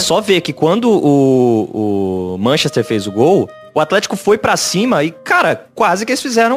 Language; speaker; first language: Portuguese; native; Portuguese